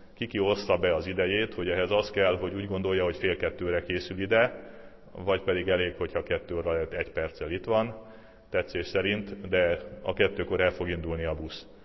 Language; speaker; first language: Hungarian; native; Hungarian